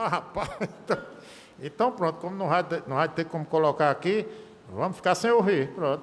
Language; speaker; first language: Portuguese; native; Portuguese